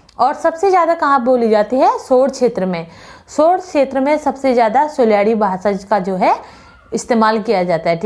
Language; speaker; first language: Hindi; native; Hindi